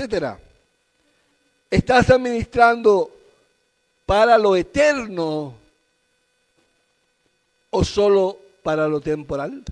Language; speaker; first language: Spanish; native; Spanish